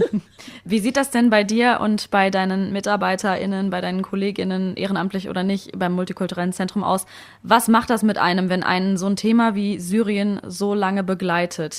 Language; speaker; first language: German; native; German